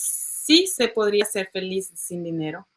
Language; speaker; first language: Spanish; non-native, learner; English